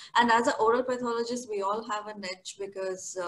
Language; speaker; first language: English; non-native, local second language; Kannada